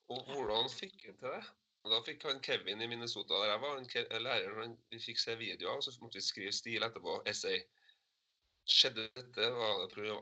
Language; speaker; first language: Norwegian; native; Norwegian